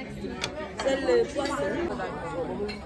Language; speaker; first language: French; non-native, learner; Korean